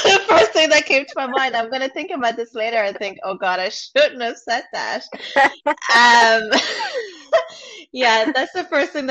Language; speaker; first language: English; native; English